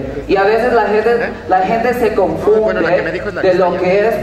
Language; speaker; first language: Spanish; early bilingual, heritage; Spanish